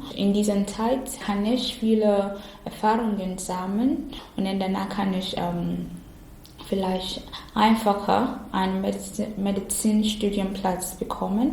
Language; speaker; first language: German; non-native, learner; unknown